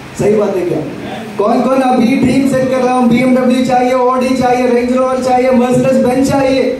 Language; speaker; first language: Hindi; non-native, local second language; Malayalam